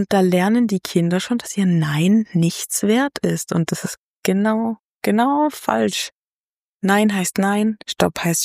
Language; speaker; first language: German; native; German